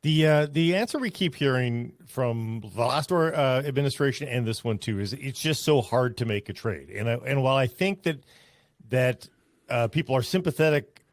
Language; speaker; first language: English; native; English